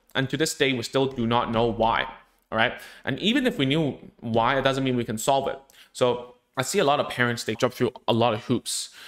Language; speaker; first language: English; non-native, local second language; Cantonese